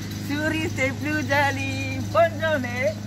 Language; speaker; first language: French; non-native, learner; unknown